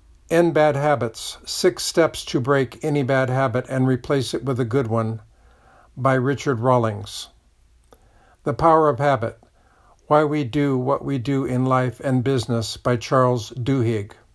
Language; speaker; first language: English; native; English